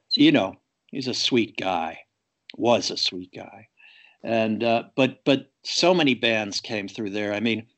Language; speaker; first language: English; native; English